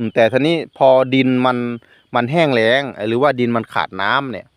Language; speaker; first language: Thai; non-native, local second language; Northeastern Thai